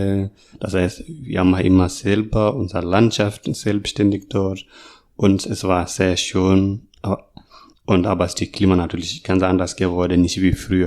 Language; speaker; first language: German; non-native, learner; Masai